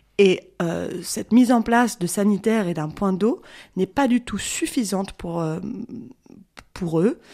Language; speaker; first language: French; native; French